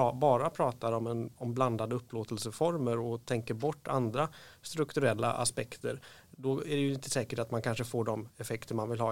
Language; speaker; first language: Swedish; native; Swedish